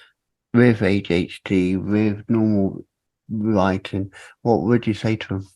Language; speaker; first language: English; native; English